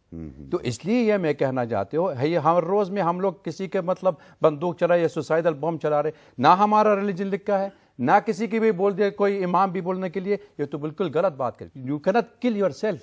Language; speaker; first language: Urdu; non-native, learner; Arabic